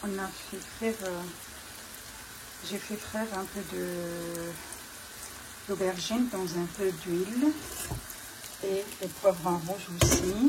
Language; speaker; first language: French; non-native, fluent; Arabic